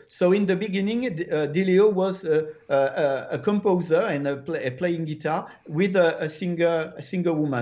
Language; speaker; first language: English; non-native, learner; French